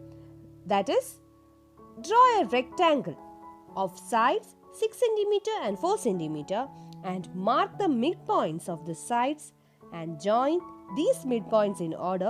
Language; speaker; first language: English; non-native, local second language; Malayalam